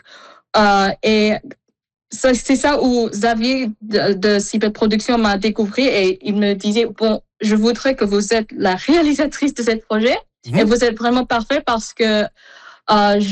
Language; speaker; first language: French; non-native, fluent; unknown